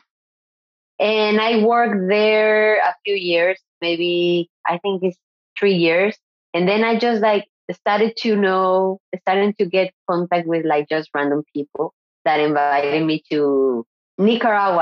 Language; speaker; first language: English; non-native, fluent; Spanish